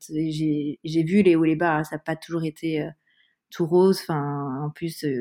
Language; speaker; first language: French; native; French